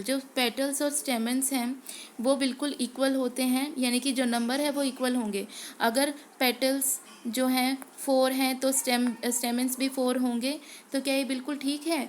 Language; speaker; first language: Hindi; native; Hindi